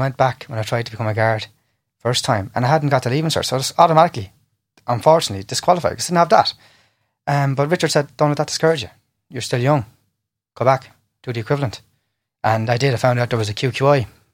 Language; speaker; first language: English; native; English